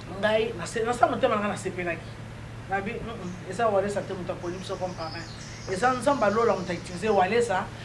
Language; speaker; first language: Lingala; non-native, local second language; Luba-Lulua